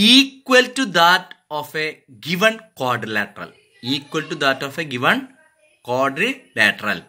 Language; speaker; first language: English; non-native, local second language; Malayalam